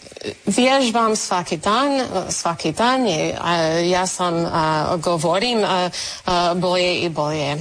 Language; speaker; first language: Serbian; non-native, learner; English